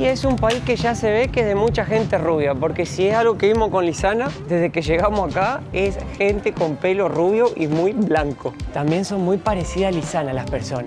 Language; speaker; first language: Spanish; native; Spanish